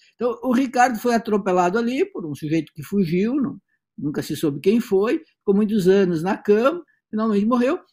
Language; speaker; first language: Portuguese; native; Portuguese